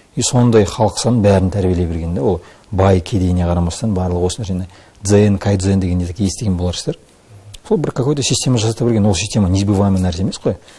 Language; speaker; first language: Kazakh; non-native, local second language; Russian